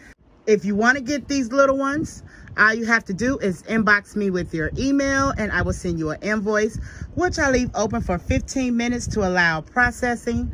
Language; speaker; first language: English; native; English